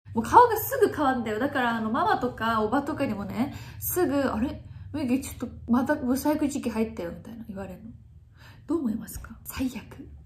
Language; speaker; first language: Japanese; native; Japanese